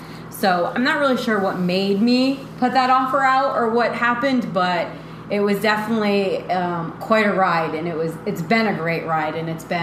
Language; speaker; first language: English; native; English